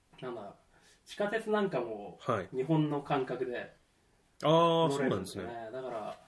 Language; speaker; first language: Japanese; native; Japanese